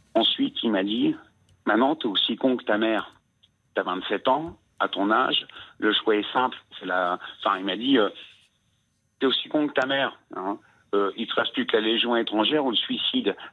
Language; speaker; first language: French; native; French